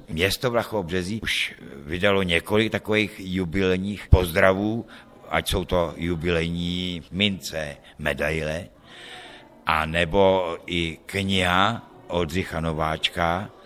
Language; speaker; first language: Czech; native; Czech